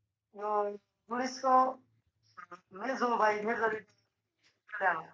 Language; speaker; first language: Italian; non-native, learner; Bangla